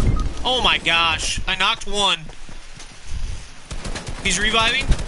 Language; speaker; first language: English; native; English